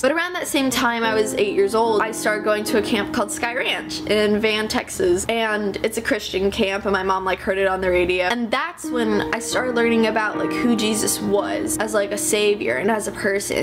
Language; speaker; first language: English; native; English